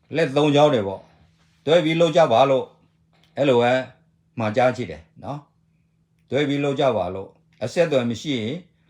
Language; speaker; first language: Burmese; non-native, local second language; S'gaw Karen